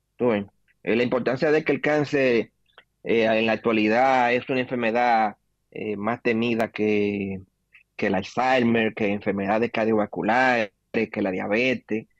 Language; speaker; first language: Spanish; native; Spanish